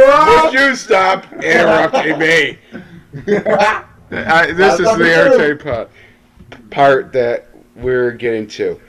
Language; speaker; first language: English; native; English